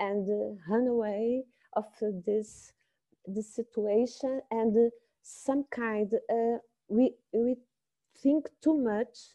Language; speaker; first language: English; non-native, learner; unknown